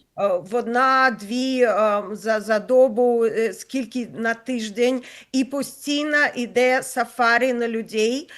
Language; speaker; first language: Ukrainian; non-native, local second language; Russian